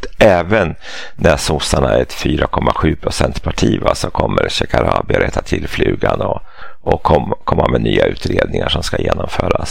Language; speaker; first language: Swedish; native; Swedish